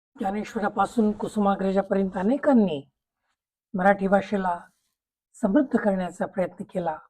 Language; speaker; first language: Marathi; non-native, local second language; Tamil